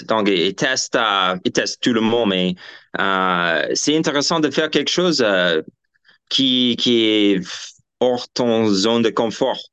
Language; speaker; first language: French; non-native, fluent; English